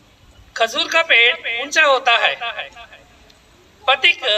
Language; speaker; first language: Hindi; non-native, fluent; Telugu